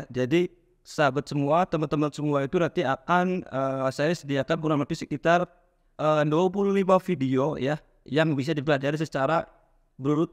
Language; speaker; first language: Indonesian; native; Indonesian